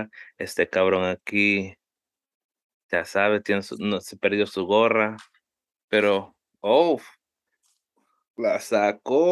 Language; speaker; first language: Spanish; early bilingual, heritage; Spanish